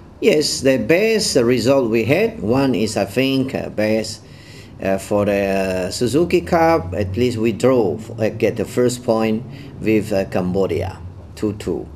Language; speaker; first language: English; non-native, fluent; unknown